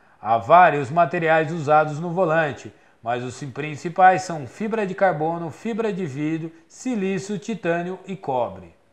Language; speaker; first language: Portuguese; native; Portuguese